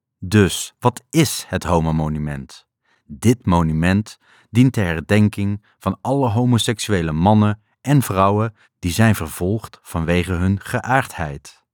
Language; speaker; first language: Dutch; native; Dutch